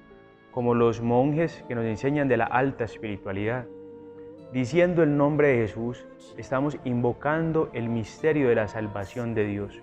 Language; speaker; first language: Spanish; native; Spanish